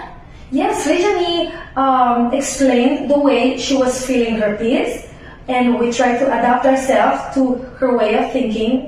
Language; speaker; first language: English; non-native, fluent; Spanish